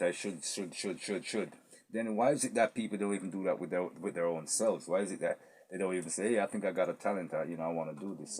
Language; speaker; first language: English; native; English